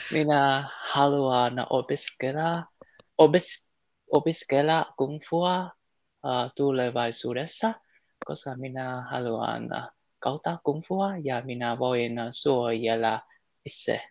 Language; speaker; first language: Finnish; non-native, learner; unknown